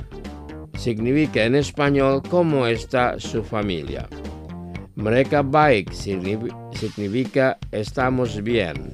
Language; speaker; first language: Spanish; non-native, fluent; Indonesian